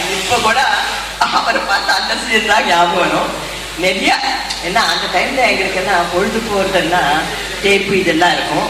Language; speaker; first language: Tamil; non-native, local second language; Telugu